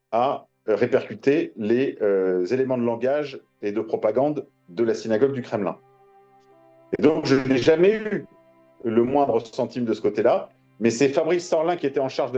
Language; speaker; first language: French; native; French